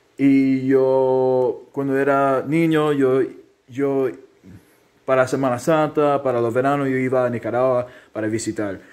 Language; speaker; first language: Spanish; early bilingual, heritage; Spanish